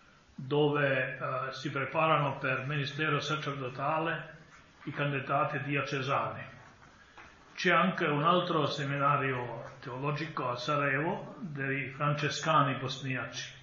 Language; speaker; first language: Italian; non-native, fluent; Croatian